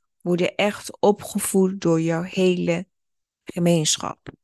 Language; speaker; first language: Dutch; early bilingual, other home language; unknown